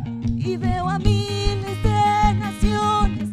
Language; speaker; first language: Spanish; native; Spanish